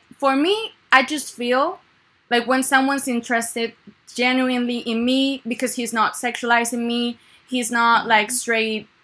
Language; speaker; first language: English; non-native, fluent; Spanish